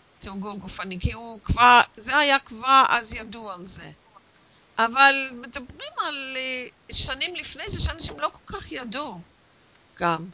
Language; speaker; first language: Hebrew; non-native, fluent; English